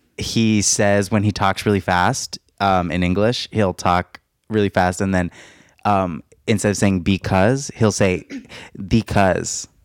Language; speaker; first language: English; native; English